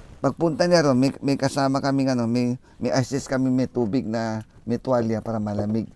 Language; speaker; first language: Filipino; non-native, local second language; Iloko